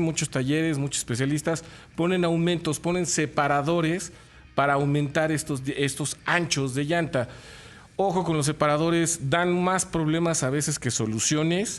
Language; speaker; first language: Spanish; native; Spanish